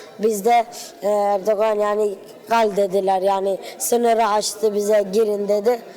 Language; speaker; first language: Turkish; early bilingual, other home language; Arabic